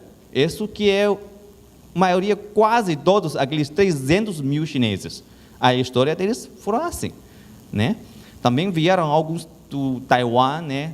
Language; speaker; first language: Portuguese; non-native, learner; Chinese